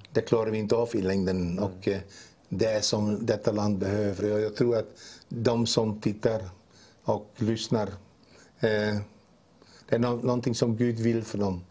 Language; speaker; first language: Swedish; non-native, fluent; Dutch